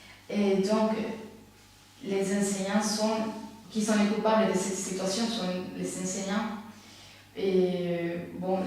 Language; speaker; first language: French; non-native, fluent; Spanish